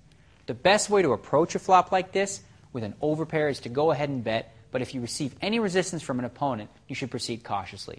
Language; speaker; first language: English; native; English